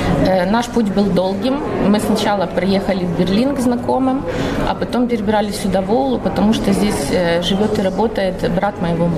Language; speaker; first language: Russian; native; Russian